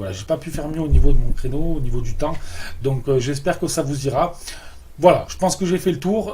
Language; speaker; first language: French; native; French